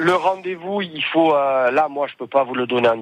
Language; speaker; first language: French; native; French